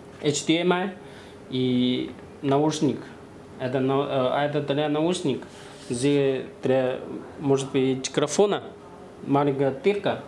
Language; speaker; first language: Russian; non-native, learner; Chinese